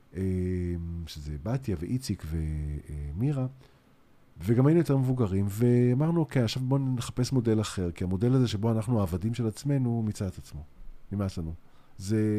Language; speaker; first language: Hebrew; native; Hebrew